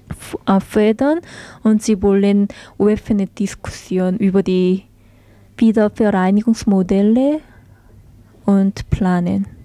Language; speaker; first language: German; non-native, learner; Korean